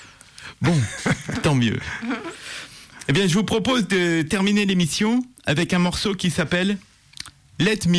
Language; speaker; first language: French; native; French